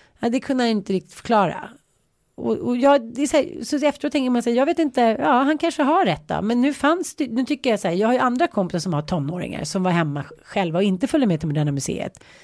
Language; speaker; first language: Swedish; native; Swedish